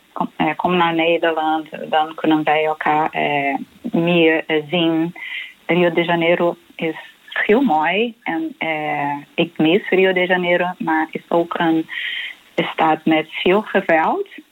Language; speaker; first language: Dutch; non-native, learner; Portuguese